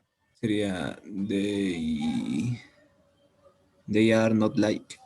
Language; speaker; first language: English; non-native, learner; Spanish